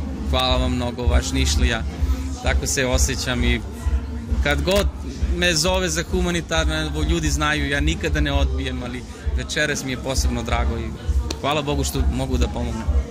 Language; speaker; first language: Croatian; non-native, fluent; Macedonian